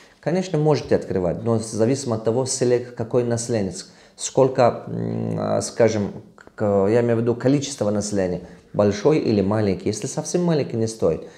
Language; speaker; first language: Russian; non-native, local second language; Tajik